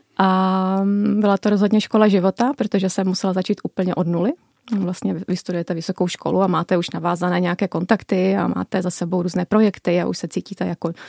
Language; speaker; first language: Czech; native; Czech